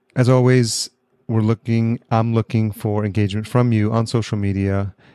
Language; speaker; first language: English; early bilingual, other home language; Spanish